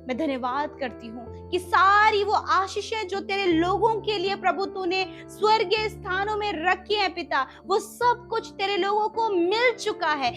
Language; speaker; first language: Hindi; native; Hindi